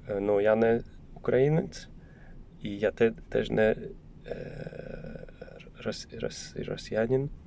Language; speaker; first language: Ukrainian; non-native, learner; Polish